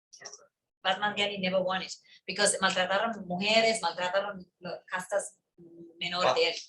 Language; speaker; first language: Spanish; early bilingual, heritage; English